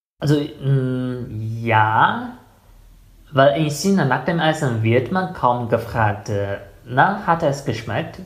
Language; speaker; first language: German; non-native, fluent; Chinese